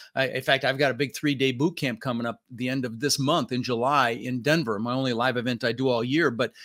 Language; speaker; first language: English; early bilingual, other home language; Dutch